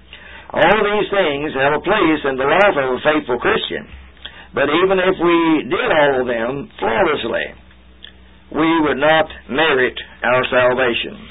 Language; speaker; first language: English; native; English